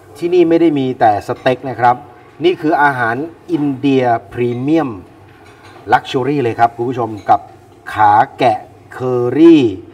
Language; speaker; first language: Thai; native; Thai